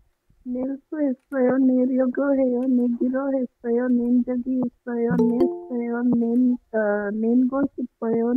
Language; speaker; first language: Korean; non-native, learner; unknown